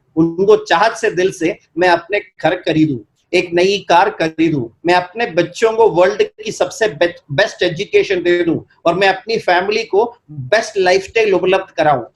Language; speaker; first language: Hindi; non-native, local second language; Malayalam